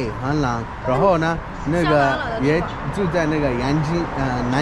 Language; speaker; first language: Chinese; non-native, learner; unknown